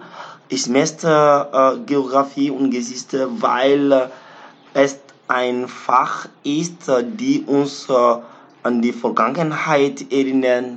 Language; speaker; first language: German; non-native, learner; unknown